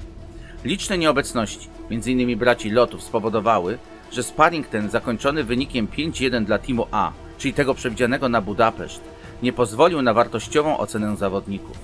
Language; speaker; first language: Polish; native; Polish